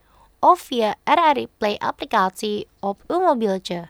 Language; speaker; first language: Dutch; non-native, fluent; Indonesian